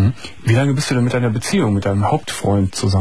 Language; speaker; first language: German; native; German